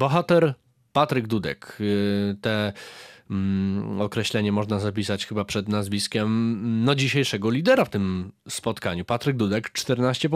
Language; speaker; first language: Polish; native; Polish